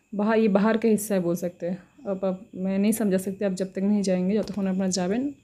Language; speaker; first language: Hindi; non-native, local second language; Bangla